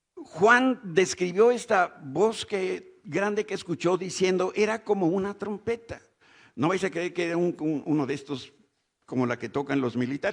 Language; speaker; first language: Spanish; native; Spanish